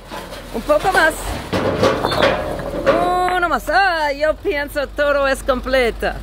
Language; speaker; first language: Spanish; non-native, learner; English